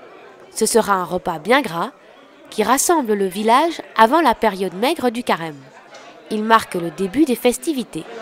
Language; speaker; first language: French; native; French